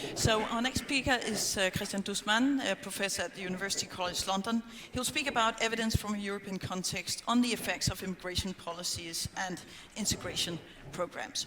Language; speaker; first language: English; non-native, fluent; Danish